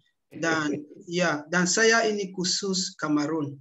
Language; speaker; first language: Indonesian; non-native, learner; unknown